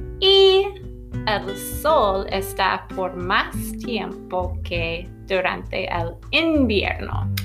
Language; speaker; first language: Spanish; non-native, fluent; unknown